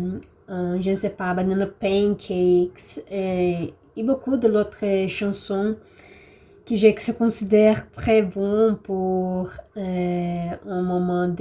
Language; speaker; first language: French; non-native, learner; Portuguese